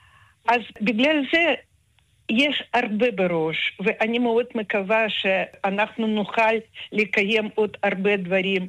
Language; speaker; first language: Hebrew; non-native, fluent; Russian